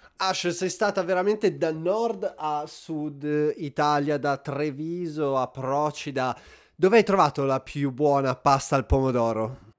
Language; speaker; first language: Italian; native; Italian